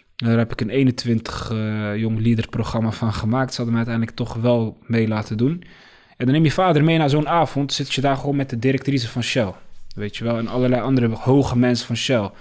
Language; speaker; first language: Dutch; early bilingual, other home language; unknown